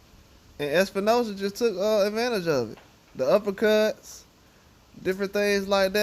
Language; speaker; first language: English; native; English